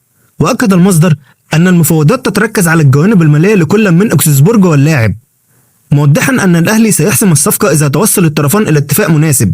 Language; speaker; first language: Arabic; native; Arabic